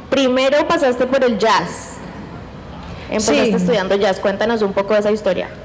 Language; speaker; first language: Spanish; native; Spanish